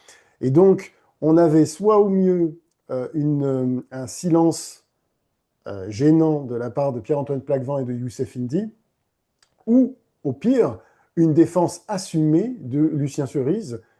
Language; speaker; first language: French; native; French